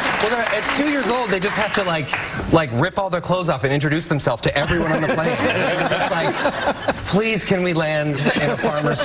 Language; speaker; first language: English; native; English